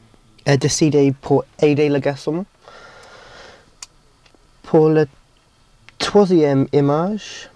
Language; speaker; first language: French; non-native, learner; English